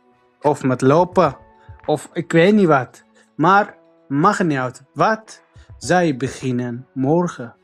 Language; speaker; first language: Dutch; non-native, fluent; Tigrinya